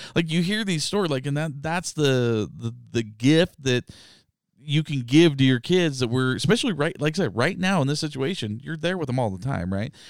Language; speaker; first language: English; native; English